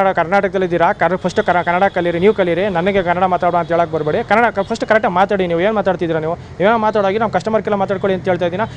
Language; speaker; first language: Kannada; native; Kannada